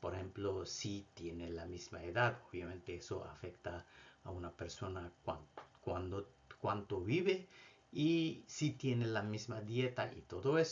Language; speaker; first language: Spanish; non-native, fluent; Bangla